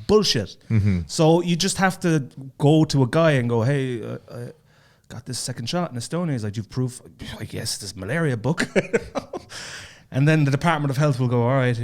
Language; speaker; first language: English; native; English